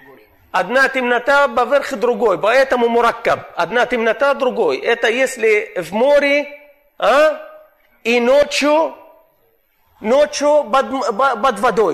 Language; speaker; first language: Russian; non-native, fluent; Arabic